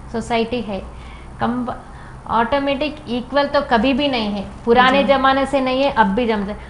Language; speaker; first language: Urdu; non-native, local second language; Telugu